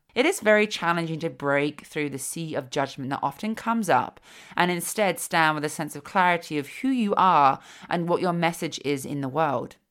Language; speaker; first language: English; native; English